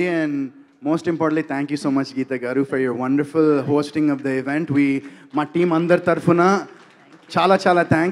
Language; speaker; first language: Telugu; native; Telugu